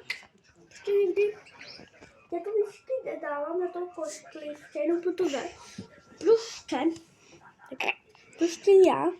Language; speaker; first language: Czech; non-native, local second language; Polish